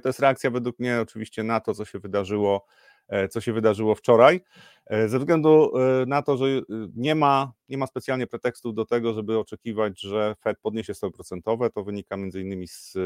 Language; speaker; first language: Polish; native; Polish